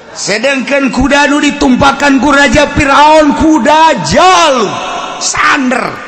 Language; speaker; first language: Sundanese; native; Sundanese